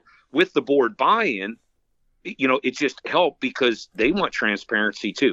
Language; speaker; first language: English; native; English